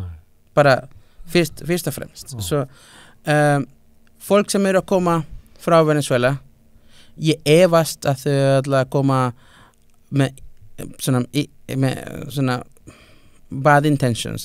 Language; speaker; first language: Icelandic; non-native, fluent; Spanish